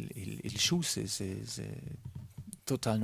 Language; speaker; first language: French; non-native, learner; German